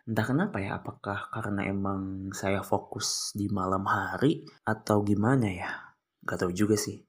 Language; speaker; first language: Indonesian; non-native, local second language; Sundanese